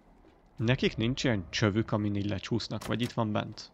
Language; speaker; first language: Hungarian; native; Hungarian